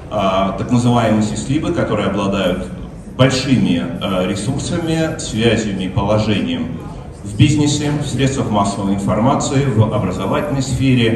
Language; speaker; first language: Russian; native; Russian